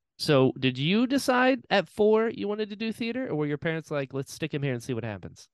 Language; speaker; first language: English; native; English